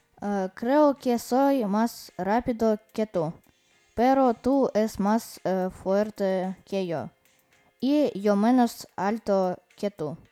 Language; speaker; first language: Spanish; non-native, learner; Russian